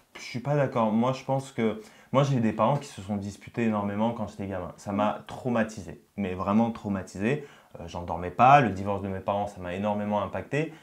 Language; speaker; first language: French; early bilingual, other home language; Russian